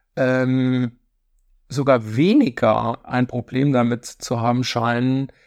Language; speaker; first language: German; native; German